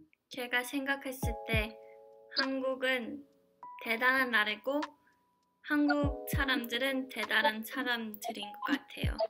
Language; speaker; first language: Korean; early bilingual, heritage; English